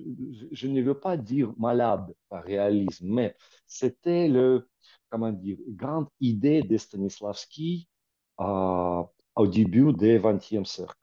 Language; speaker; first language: French; non-native, fluent; Russian